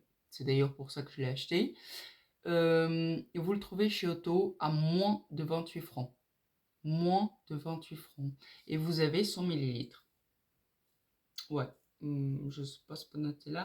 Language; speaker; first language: French; native; French